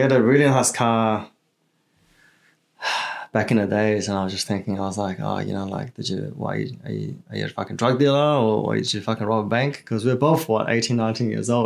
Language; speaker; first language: English; early bilingual, other home language; Chinese